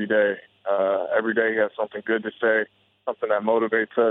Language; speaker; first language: English; native; English